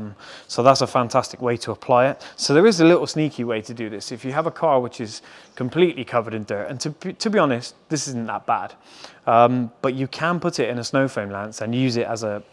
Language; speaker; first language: English; native; English